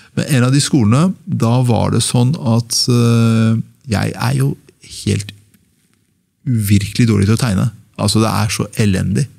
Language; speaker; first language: Norwegian; early bilingual, other home language; Persian